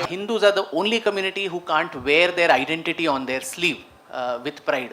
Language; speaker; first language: English; non-native, local second language; Kannada